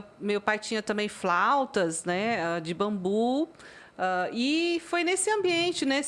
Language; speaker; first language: Portuguese; early bilingual, other home language; Chinese